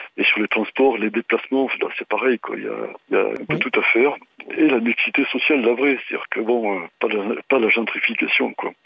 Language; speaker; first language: French; native; French